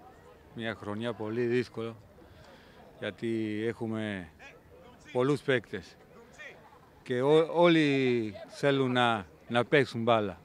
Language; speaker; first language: Greek; non-native, learner; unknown